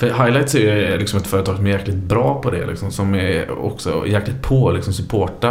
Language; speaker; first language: Swedish; native; Swedish